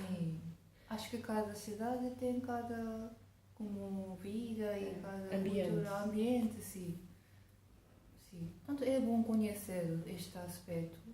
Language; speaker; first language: Portuguese; non-native, fluent; Japanese